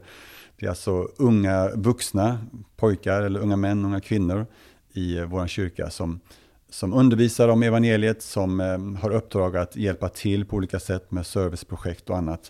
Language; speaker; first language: Swedish; native; Swedish